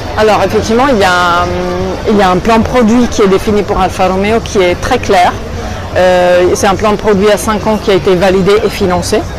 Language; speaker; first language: French; non-native, fluent; Italian